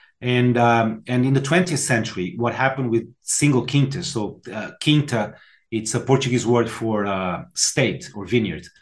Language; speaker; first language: English; non-native, fluent; Portuguese